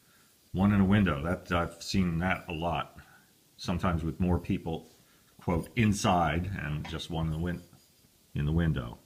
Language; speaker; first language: English; native; English